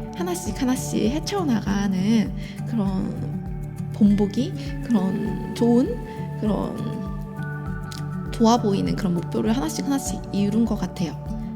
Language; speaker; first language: Korean; native; Korean